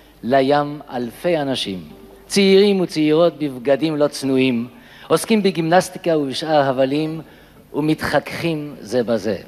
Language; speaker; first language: Hebrew; native; Hebrew